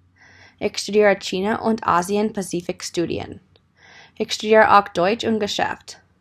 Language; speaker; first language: German; non-native, learner; English